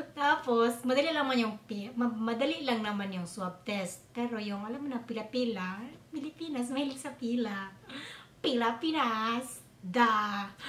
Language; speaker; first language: Filipino; non-native, local second language; Cebuano